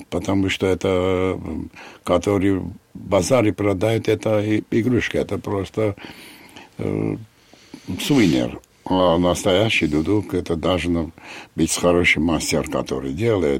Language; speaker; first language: Russian; non-native, fluent; Armenian